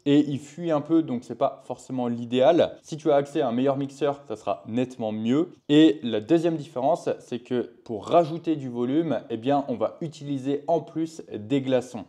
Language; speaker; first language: French; native; French